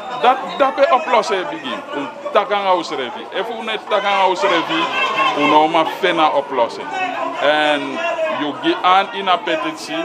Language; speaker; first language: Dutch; non-native, local second language; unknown